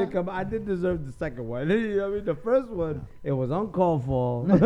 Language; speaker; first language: English; early bilingual, other home language; Spanish